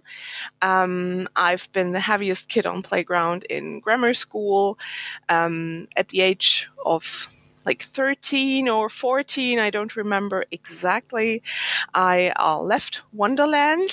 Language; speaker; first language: English; non-native, fluent; German